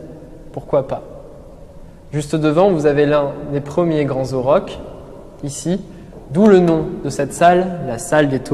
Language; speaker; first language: French; native; French